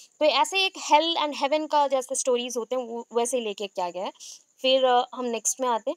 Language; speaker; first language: Hindi; non-native, local second language; Bangla